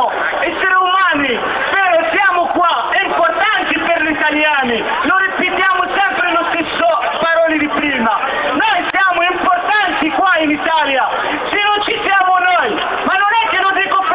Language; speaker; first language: Italian; non-native, fluent; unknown